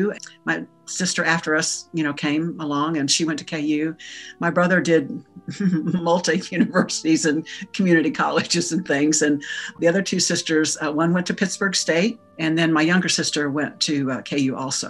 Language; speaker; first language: English; native; English